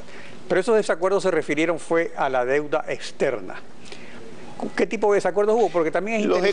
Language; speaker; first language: Spanish; native; Spanish